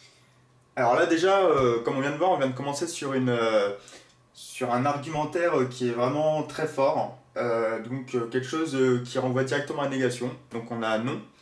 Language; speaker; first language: French; native; French